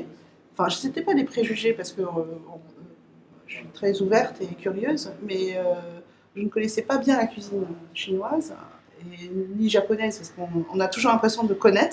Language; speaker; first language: French; non-native, fluent; Vietnamese